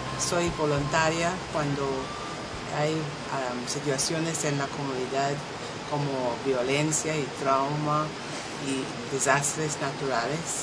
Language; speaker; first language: Spanish; non-native, local second language; English